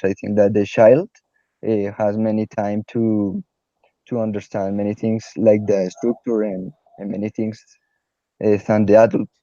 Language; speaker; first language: English; non-native, learner; Spanish